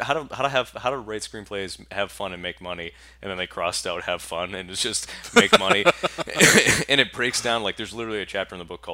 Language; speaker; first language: English; native; English